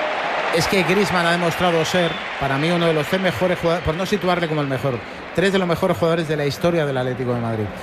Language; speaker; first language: Spanish; native; Spanish